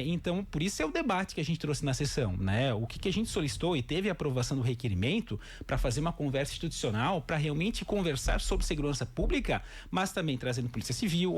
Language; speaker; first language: Portuguese; native; Portuguese